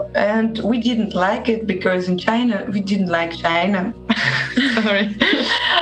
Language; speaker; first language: English; non-native, learner; Russian